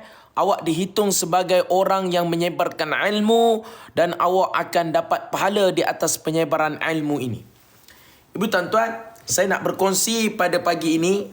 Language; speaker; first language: Malay; native; Malay